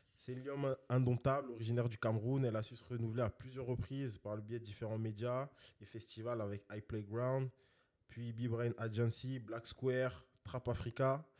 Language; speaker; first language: French; native; French